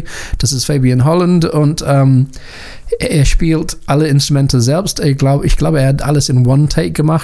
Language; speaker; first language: German; non-native, learner; English